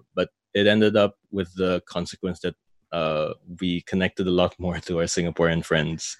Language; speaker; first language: English; native; English